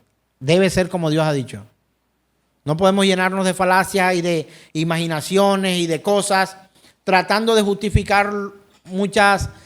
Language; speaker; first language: Spanish; native; Spanish